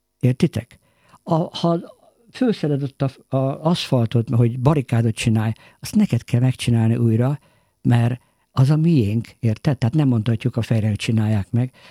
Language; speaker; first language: Hungarian; native; Hungarian